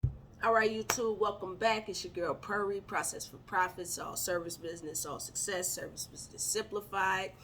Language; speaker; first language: English; native; English